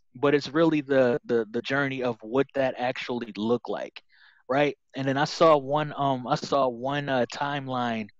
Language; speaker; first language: English; native; English